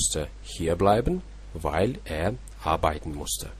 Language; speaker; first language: German; non-native, fluent; Russian